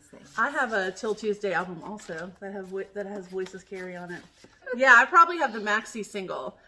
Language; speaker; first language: English; native; English